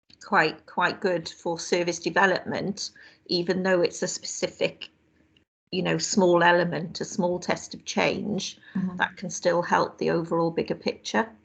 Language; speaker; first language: English; native; English